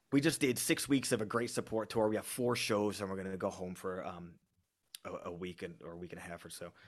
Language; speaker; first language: English; native; English